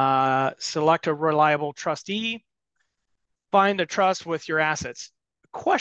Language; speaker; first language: English; native; English